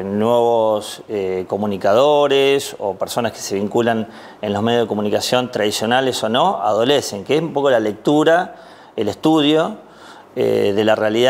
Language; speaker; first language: Spanish; native; Spanish